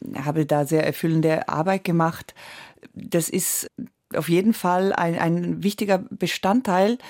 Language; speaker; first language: German; early bilingual, other home language; Italian